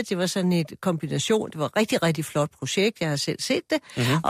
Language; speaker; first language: Danish; native; Danish